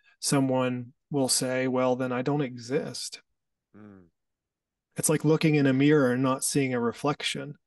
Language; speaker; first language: English; native; English